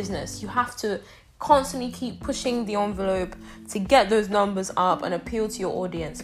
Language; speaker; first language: English; non-native, local second language; Yoruba